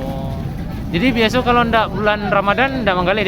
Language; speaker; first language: Indonesian; native; Indonesian